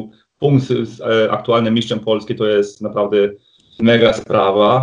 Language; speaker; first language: Polish; early bilingual, heritage; Polish